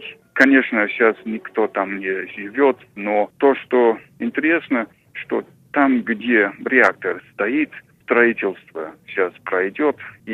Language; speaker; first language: Russian; non-native, fluent; English